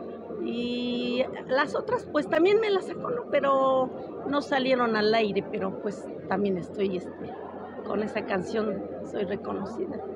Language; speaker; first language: Spanish; native; Spanish